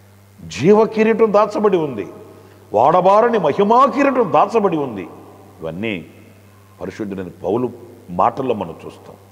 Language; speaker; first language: Telugu; native; Telugu